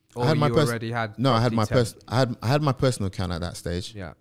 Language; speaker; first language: English; native; English